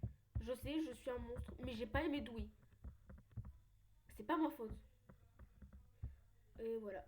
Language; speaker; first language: French; native; French